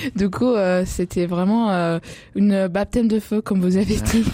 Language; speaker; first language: French; non-native, fluent; English